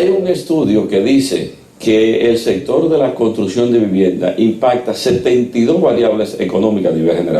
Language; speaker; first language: Spanish; native; Spanish